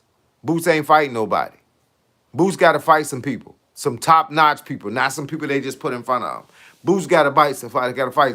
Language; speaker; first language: English; native; English